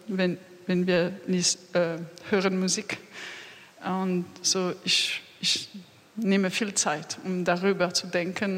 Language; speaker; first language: German; non-native, learner; French